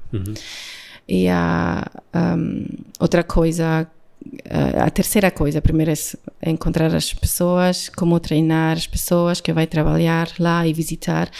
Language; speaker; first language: Portuguese; non-native, learner; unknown